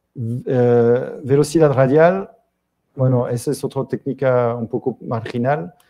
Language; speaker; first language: Spanish; non-native, fluent; French